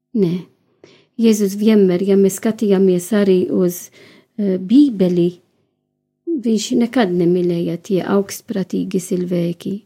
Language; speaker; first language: Latvian; non-native, learner; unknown